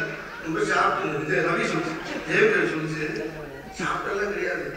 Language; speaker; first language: Tamil; native; Tamil